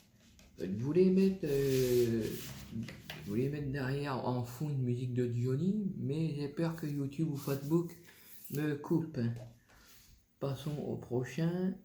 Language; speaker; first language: French; native; French